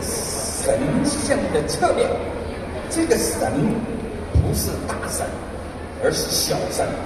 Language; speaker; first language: Chinese; native; Chinese